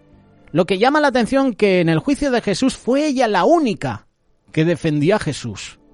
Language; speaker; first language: Spanish; native; Spanish